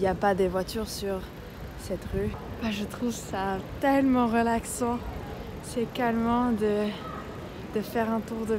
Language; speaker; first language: French; non-native, fluent; English